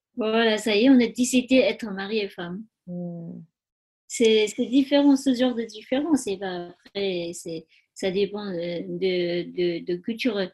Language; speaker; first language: French; non-native, learner; Tibetan